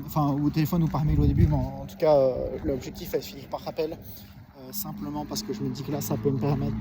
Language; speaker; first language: French; native; French